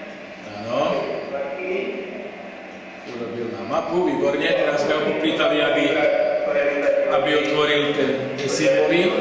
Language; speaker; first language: Slovak; native; Slovak